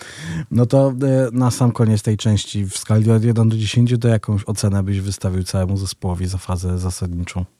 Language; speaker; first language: Polish; native; Polish